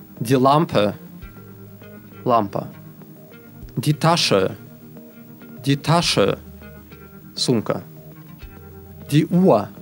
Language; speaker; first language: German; non-native, fluent; Russian